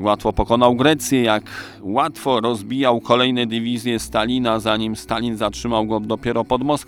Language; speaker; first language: Polish; native; Polish